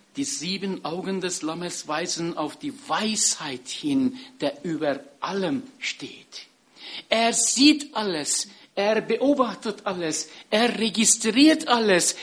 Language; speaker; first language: German; non-native, fluent; Turkish